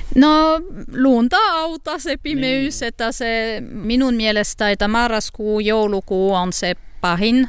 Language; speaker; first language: Finnish; non-native, learner; French